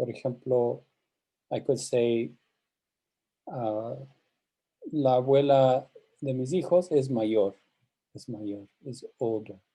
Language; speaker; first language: Spanish; non-native, fluent; English